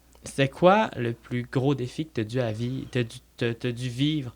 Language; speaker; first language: French; native; French